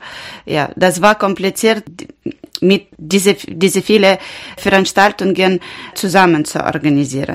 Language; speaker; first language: German; non-native, learner; Ukrainian